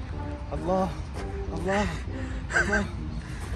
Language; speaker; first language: Arabic; native; Arabic